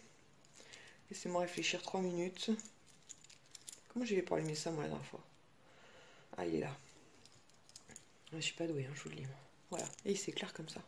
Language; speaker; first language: French; native; French